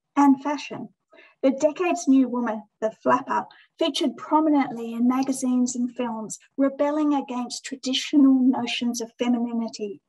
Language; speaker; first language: English; native; English